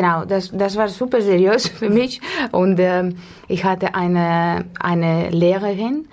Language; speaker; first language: German; non-native, learner; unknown